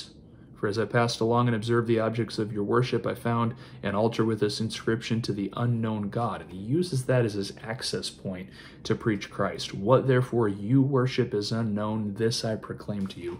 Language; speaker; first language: English; native; English